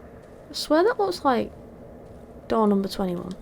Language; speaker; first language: English; native; English